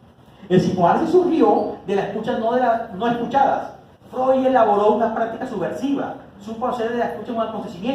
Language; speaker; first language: Spanish; native; Spanish